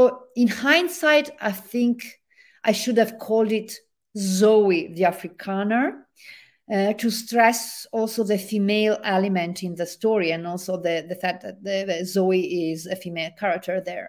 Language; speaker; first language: English; non-native, fluent; Italian